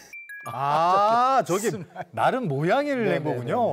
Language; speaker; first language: Korean; native; Korean